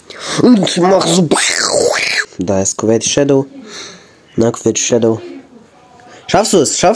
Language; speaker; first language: German; native; German